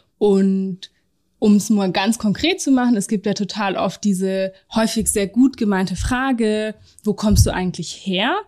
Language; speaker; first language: German; native; German